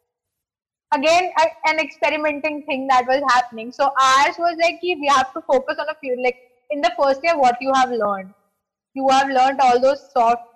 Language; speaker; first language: English; non-native, local second language; Hindi